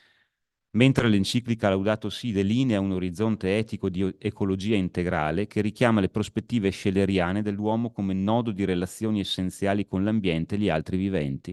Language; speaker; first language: Italian; native; Italian